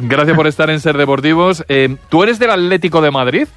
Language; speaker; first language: Spanish; native; Spanish